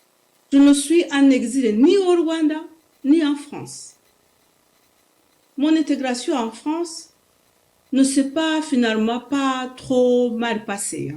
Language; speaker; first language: French; non-native, local second language; Kinyarwanda